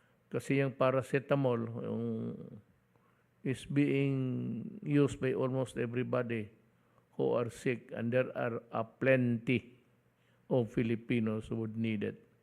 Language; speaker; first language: English; non-native, local second language; Cebuano